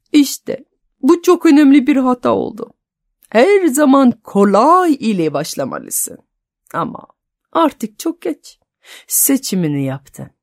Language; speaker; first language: Turkish; non-native, fluent; French